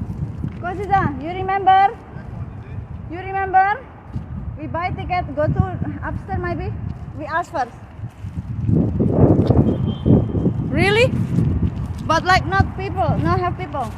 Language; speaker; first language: English; non-native, learner; Malay